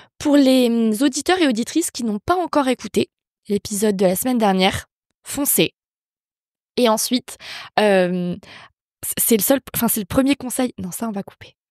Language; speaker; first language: French; native; French